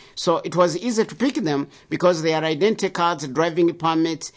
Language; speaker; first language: English; non-native, local second language; Kinyarwanda